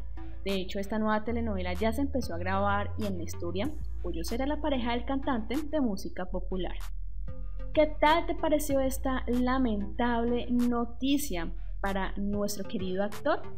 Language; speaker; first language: Spanish; native; Spanish